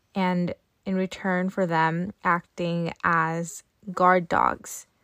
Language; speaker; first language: English; early bilingual, other home language; Japanese